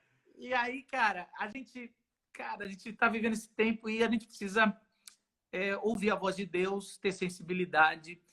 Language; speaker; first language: Portuguese; native; Portuguese